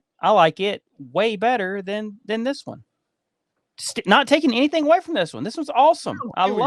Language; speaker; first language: English; native; English